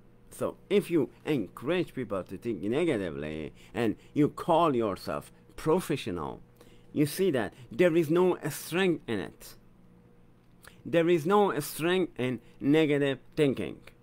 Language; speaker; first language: English; non-native, fluent; Persian